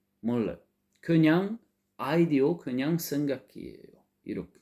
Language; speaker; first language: Korean; non-native, learner; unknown